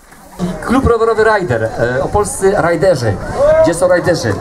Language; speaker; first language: Polish; native; Polish